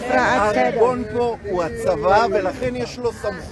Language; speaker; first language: Hebrew; native; Hebrew